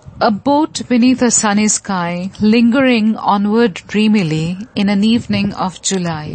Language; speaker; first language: English; non-native, local second language; Bangla